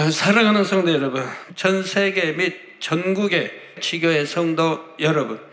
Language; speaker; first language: Korean; native; Korean